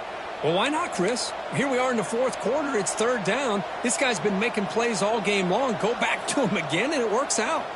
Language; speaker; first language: English; native; English